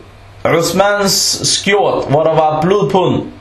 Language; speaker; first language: Danish; non-native, local second language; Arabic